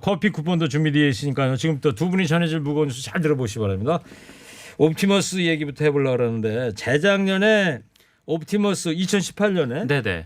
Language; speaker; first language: Korean; native; Korean